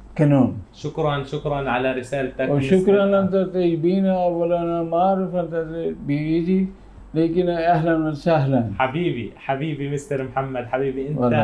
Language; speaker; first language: Arabic; non-native, learner; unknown